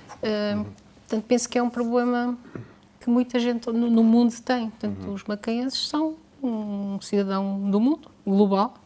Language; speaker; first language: Portuguese; native; Portuguese